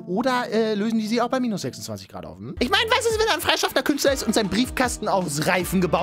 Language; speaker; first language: German; native; German